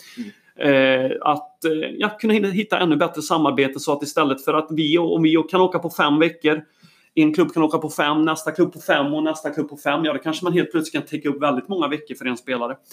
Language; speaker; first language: Swedish; native; Swedish